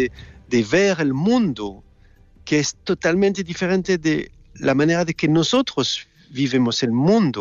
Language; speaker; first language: Spanish; non-native, fluent; French